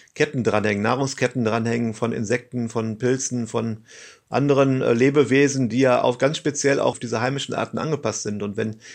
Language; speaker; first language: German; native; German